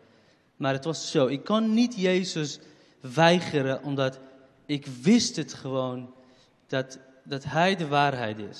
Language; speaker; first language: Dutch; non-native, fluent; Kurdish